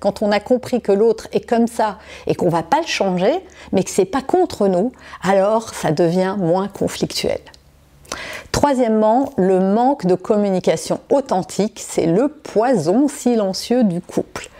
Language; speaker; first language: French; native; French